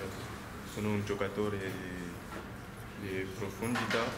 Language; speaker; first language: Italian; non-native, learner; French